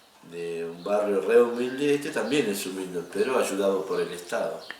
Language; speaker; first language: Spanish; native; Spanish